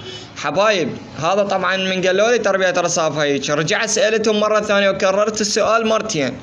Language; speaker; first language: Arabic; native; Arabic